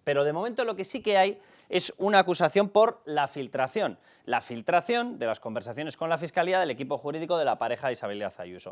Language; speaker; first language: Spanish; native; Spanish